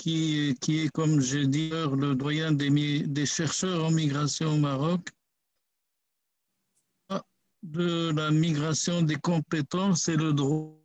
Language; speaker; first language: French; non-native, local second language; Arabic